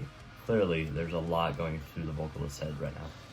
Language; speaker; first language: English; native; English